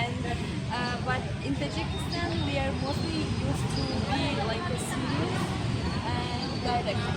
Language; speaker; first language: English; non-native, fluent; Tajik